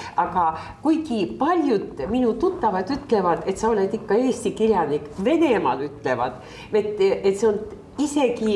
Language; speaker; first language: Estonian; non-native, local second language; Russian